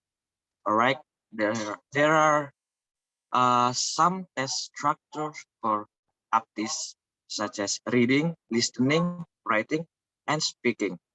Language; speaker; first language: English; non-native, learner; Indonesian